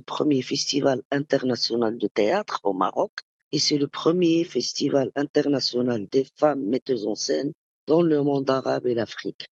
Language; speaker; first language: French; non-native, local second language; Arabic